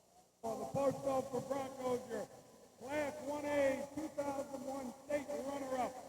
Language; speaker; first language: English; native; English